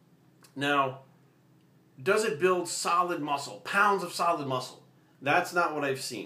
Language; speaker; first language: English; native; English